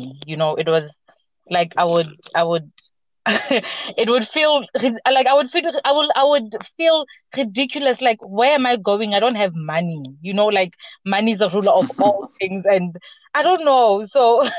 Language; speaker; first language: English; non-native, local second language; Southern Sotho